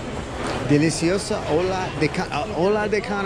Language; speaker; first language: Spanish; non-native, learner; English